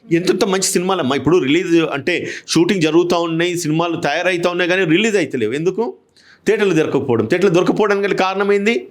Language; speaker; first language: Telugu; native; Telugu